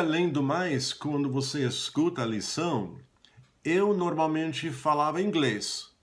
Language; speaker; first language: Portuguese; non-native, fluent; English